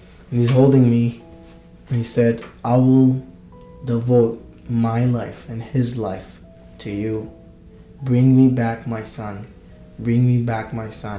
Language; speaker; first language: English; non-native, fluent; Hebrew